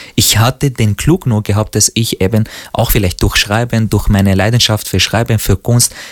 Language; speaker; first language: German; non-native, fluent; Arabic